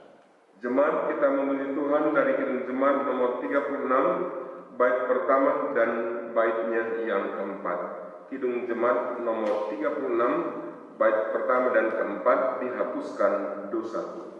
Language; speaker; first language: Indonesian; native; Indonesian